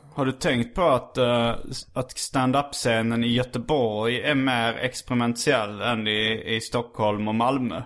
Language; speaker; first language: Swedish; native; Swedish